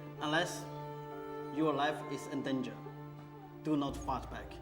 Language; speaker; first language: English; non-native, learner; Chinese